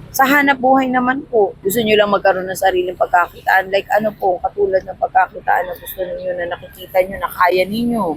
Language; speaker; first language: Filipino; native; Filipino